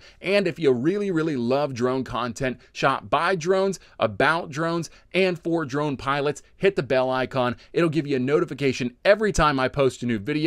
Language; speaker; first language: English; native; English